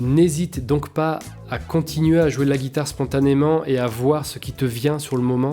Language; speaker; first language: French; native; French